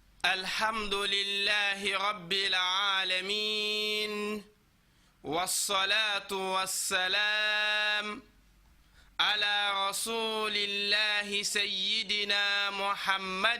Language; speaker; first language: Arabic; non-native, fluent; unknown